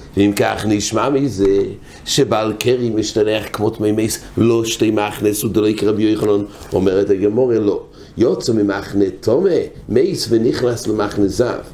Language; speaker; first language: Hebrew; non-native, fluent; English